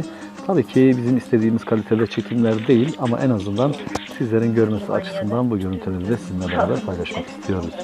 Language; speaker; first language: Turkish; native; Turkish